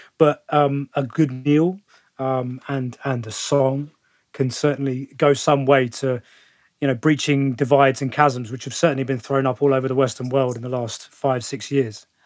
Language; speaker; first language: English; native; English